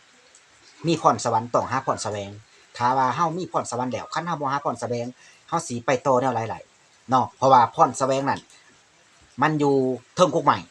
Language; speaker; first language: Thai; non-native, local second language; Lao